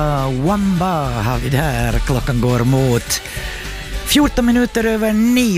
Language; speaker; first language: Swedish; native; Swedish